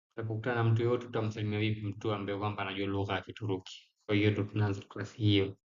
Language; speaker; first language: Swahili; native; Swahili